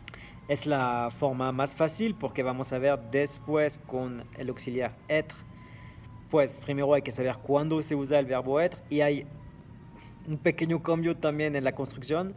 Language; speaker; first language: Spanish; non-native, fluent; French